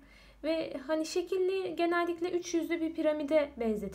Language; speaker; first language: Turkish; native; Turkish